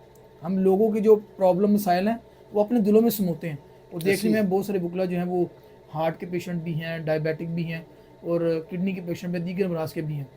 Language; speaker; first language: Urdu; native; Urdu